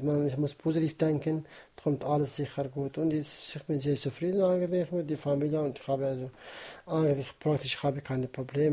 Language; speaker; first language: German; non-native, learner; Kurdish